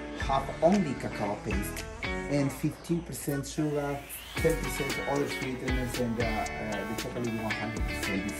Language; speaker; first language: English; non-native, learner; Spanish